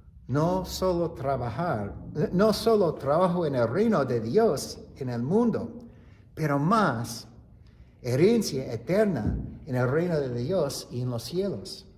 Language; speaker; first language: Spanish; non-native, fluent; English